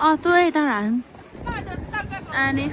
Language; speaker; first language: Chinese; non-native, fluent; Thai